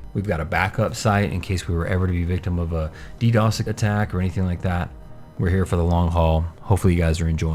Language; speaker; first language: English; native; English